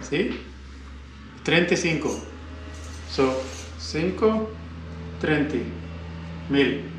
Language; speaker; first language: Spanish; non-native, learner; Urdu